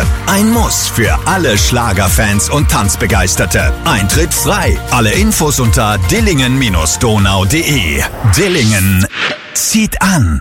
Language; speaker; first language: German; native; German